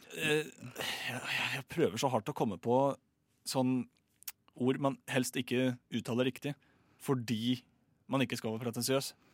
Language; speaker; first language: Norwegian; native; Norwegian